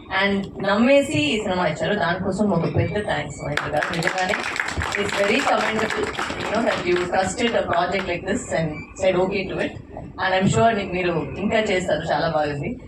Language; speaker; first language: Telugu; non-native, fluent; Tamil